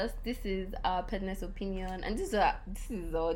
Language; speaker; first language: English; non-native, local second language; Yoruba